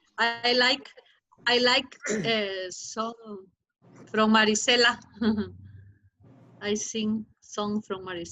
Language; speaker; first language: English; non-native, learner; Spanish